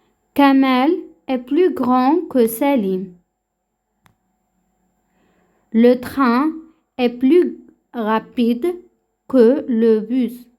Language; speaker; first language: French; non-native, local second language; Arabic